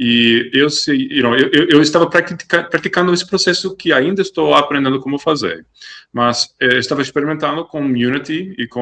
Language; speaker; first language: Portuguese; non-native, fluent; English